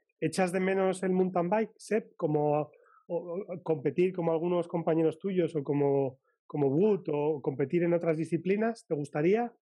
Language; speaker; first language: Spanish; native; Spanish